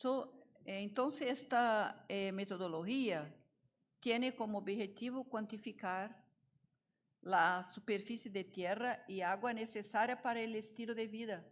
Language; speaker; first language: Spanish; non-native, learner; Portuguese